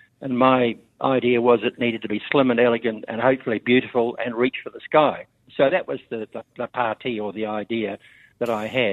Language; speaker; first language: English; native; English